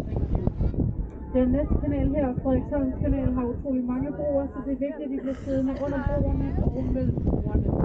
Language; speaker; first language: Danish; native; Danish